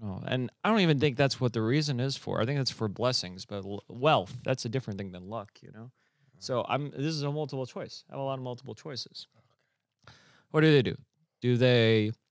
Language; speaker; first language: English; early bilingual, other home language; Spanish